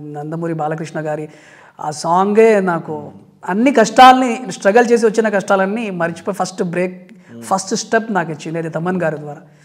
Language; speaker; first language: Telugu; non-native, local second language; Urdu